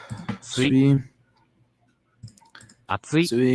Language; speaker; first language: Japanese; non-native, learner; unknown